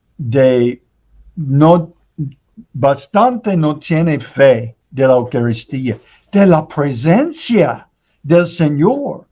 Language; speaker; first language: Spanish; non-native, learner; English